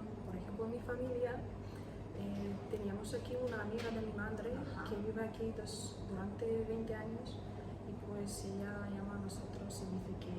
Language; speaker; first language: Spanish; non-native, learner; Ukrainian